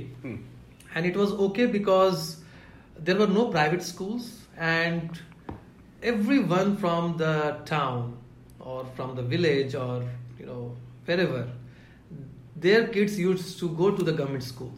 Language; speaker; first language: English; non-native, local second language; Hindi